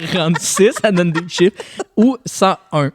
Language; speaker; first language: French; native; French